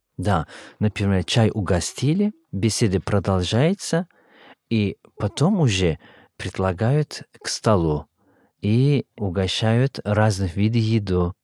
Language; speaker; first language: Russian; non-native, fluent; Turkish